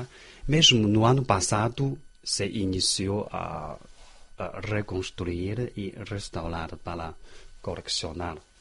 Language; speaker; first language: Portuguese; non-native, fluent; Chinese